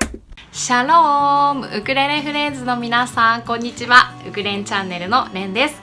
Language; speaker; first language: Japanese; native; Japanese